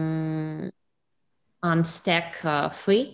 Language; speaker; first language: French; non-native, learner; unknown